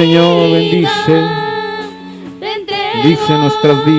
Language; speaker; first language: Spanish; native; Spanish